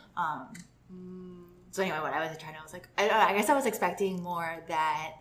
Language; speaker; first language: English; native; English